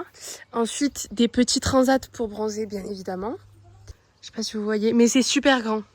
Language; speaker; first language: French; native; French